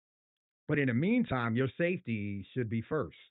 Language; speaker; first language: English; native; English